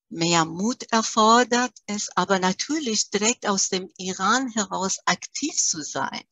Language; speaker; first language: German; early bilingual, other home language; Persian